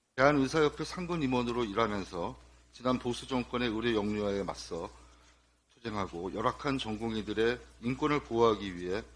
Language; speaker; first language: Korean; native; Korean